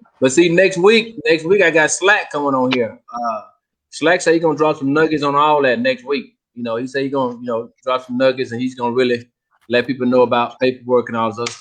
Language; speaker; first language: English; native; English